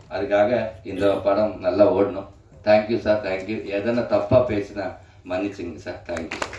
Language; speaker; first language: Tamil; non-native, learner; Telugu